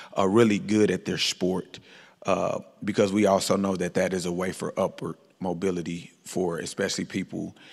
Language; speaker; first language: English; native; English